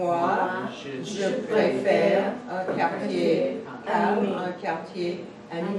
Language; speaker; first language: French; non-native, fluent; English